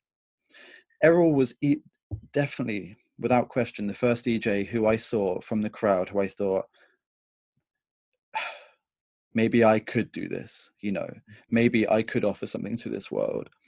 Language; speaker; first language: English; native; English